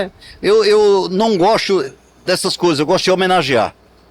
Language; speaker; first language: Portuguese; native; Portuguese